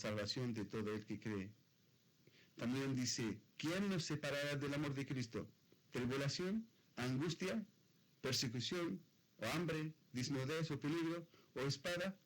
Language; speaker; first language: Spanish; non-native, fluent; Arabic